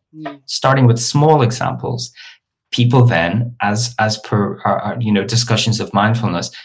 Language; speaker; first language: English; native; English